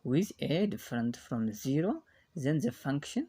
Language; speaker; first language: English; non-native, local second language; Amharic